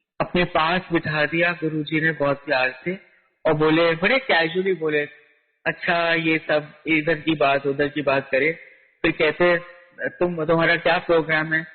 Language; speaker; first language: Hindi; native; Hindi